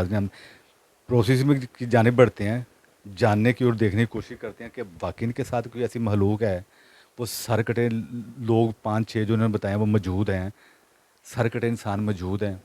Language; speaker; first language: Hindi; non-native, local second language; Punjabi